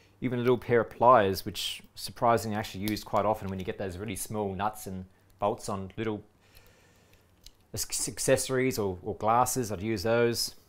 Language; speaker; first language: English; native; English